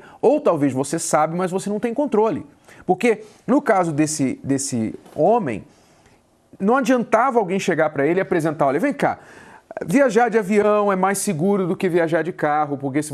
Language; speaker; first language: Portuguese; native; Portuguese